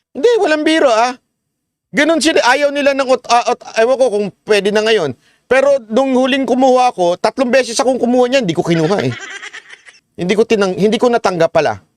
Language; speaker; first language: Filipino; native; Filipino